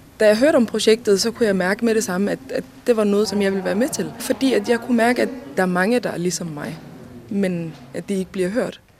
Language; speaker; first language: Danish; early bilingual, other home language; Somali